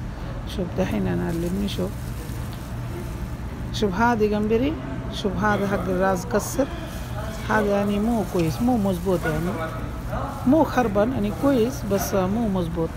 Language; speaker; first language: Arabic; non-native, learner; Bangla